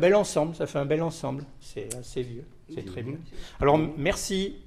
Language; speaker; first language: French; native; French